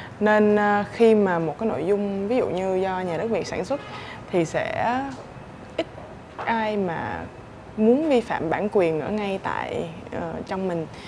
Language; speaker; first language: Vietnamese; native; Vietnamese